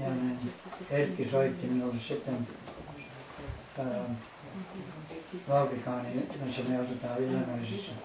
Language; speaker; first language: Finnish; early bilingual, heritage; English